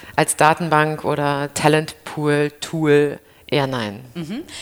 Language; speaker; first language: German; native; German